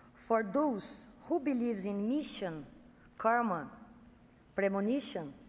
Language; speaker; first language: English; non-native, fluent; Portuguese